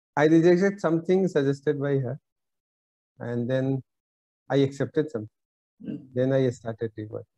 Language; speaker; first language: English; non-native, local second language; Bhojpuri